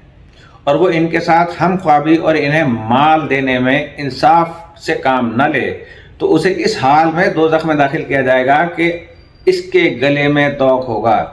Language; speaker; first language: Urdu; native; Urdu